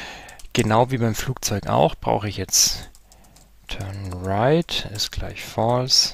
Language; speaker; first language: German; native; German